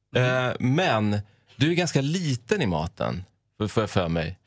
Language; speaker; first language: Swedish; non-native, fluent; Persian